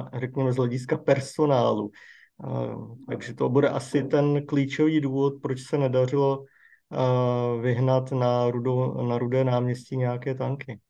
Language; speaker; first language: Czech; native; Czech